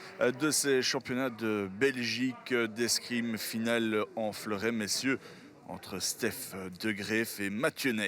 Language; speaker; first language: French; native; French